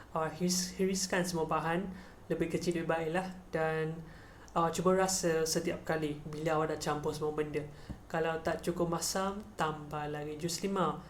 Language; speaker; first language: Malay; non-native, local second language; Chinese